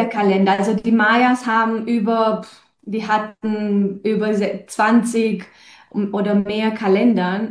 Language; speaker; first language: German; non-native, fluent; Romanian